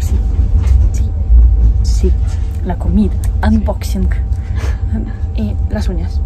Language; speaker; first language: Spanish; non-native, fluent; Russian